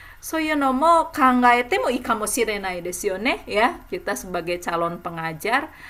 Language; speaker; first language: Japanese; non-native, fluent; Indonesian